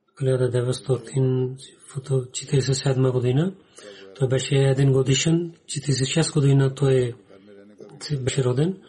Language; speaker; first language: Bulgarian; non-native, learner; Urdu